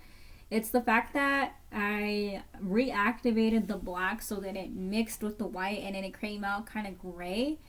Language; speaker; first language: English; native; English